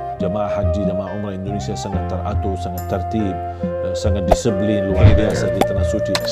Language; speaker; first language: Indonesian; non-native, fluent; Arabic